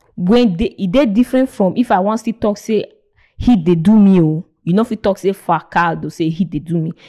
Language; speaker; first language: English; non-native, local second language; Igbo